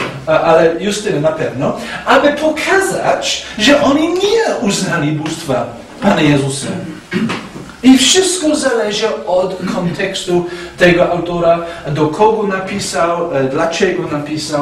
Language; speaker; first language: Polish; non-native, fluent; English